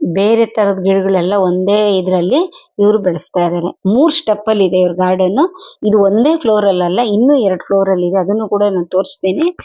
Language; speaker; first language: Kannada; non-native, local second language; Telugu